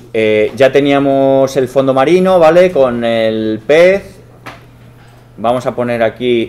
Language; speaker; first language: Spanish; native; Spanish